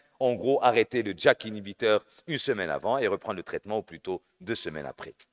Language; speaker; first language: French; non-native, local second language; Arabic